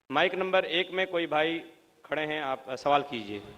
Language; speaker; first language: Hindi; native; Hindi